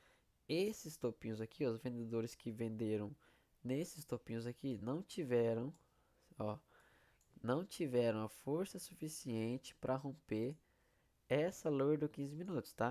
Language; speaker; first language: Portuguese; native; Portuguese